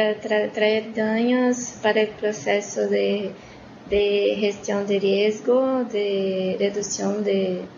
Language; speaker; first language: Spanish; non-native, learner; Portuguese